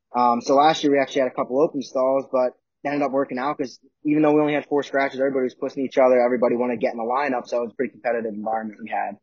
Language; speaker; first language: English; native; English